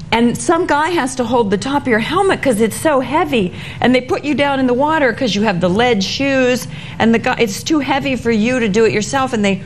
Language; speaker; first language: English; native; English